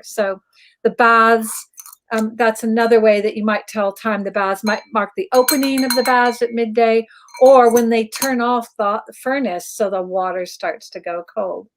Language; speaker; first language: English; native; English